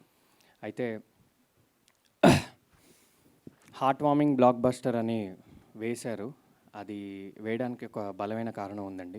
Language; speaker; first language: Telugu; native; Telugu